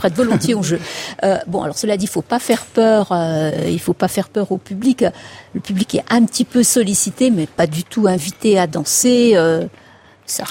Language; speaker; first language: French; native; French